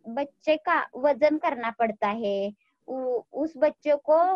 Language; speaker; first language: Hindi; non-native, local second language; Marathi